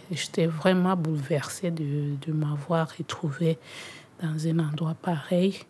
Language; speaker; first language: French; non-native, local second language; Swahili